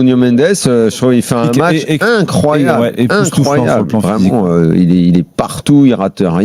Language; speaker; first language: French; native; French